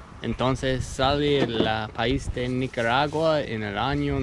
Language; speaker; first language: Spanish; non-native, learner; English